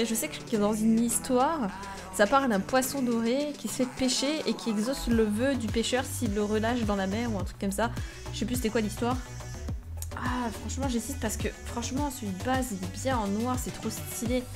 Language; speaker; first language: French; native; French